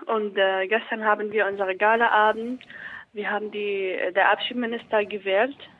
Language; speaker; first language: German; non-native, learner; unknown